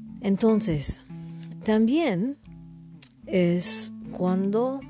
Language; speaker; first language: Spanish; non-native, learner; English